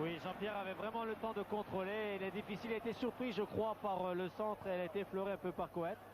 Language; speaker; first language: French; native; French